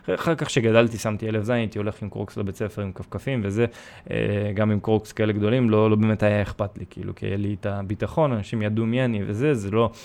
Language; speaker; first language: Hebrew; early bilingual, other home language; Russian